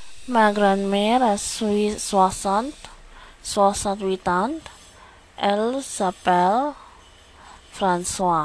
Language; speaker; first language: French; non-native, learner; Filipino